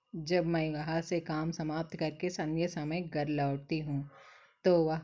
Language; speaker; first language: Hindi; non-native, local second language; Telugu